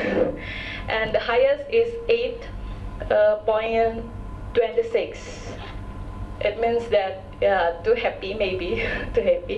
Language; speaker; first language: English; non-native, local second language; Indonesian